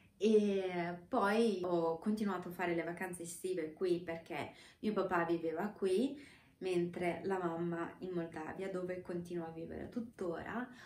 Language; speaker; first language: Italian; non-native, fluent; Romanian